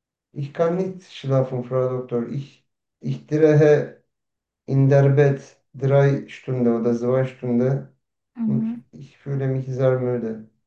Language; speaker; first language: German; non-native, learner; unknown